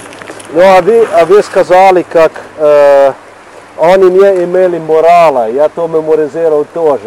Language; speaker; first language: Russian; non-native, learner; Slovenian